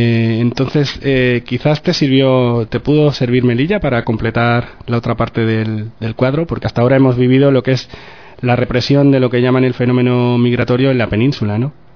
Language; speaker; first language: Spanish; native; Spanish